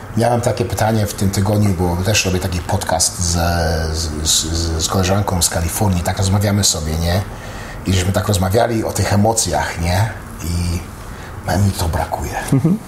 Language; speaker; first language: Polish; native; Polish